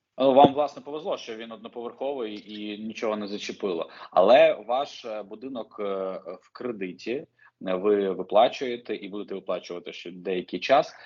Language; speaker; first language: Ukrainian; native; Ukrainian